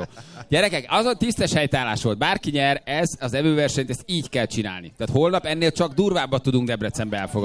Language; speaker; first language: Hungarian; native; Hungarian